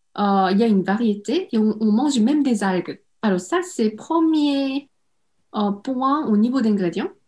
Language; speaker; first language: French; non-native, fluent; Korean